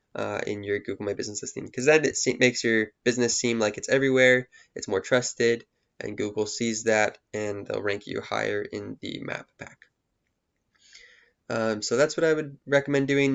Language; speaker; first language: English; native; English